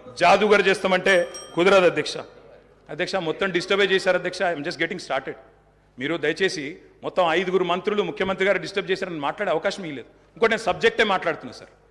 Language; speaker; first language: Telugu; native; Telugu